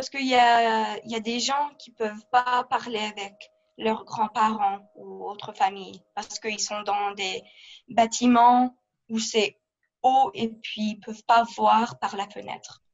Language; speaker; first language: French; early bilingual, heritage; French